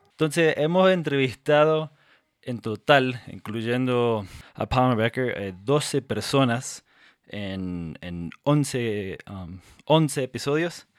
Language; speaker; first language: Spanish; non-native, fluent; English